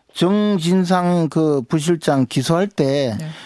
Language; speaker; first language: Korean; native; Korean